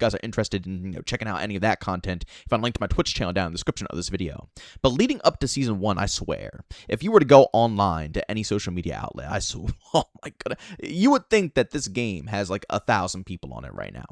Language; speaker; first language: English; native; English